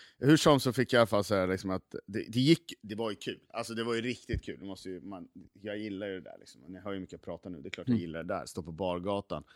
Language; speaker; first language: Swedish; native; Swedish